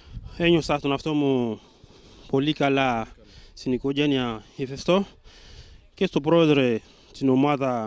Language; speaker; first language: Greek; non-native, learner; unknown